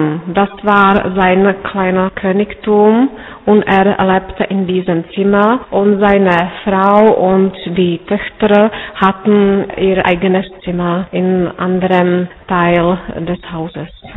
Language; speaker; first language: German; non-native, fluent; Czech